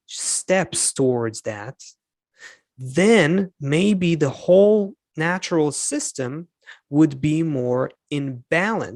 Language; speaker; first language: English; non-native, fluent; Hebrew